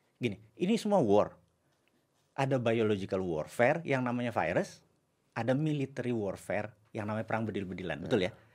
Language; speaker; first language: Indonesian; native; Indonesian